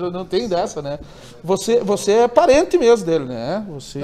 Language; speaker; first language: Portuguese; native; Portuguese